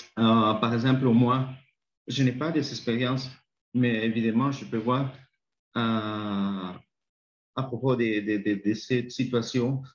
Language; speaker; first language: French; non-native, learner; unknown